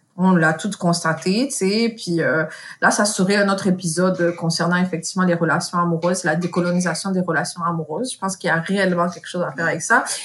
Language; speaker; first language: French; native; French